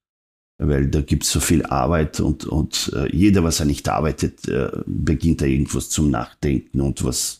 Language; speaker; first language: German; non-native, fluent; Serbian